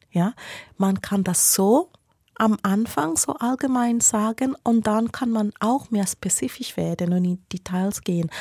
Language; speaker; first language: German; non-native, fluent; Swahili